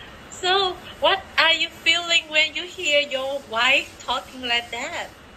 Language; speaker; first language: English; non-native, learner; Vietnamese